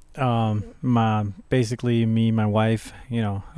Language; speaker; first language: English; early bilingual, other home language; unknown